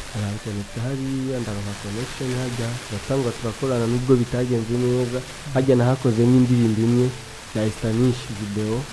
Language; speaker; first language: Rundi; native; Rundi